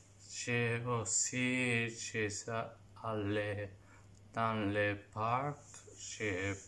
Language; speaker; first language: French; non-native, learner; Italian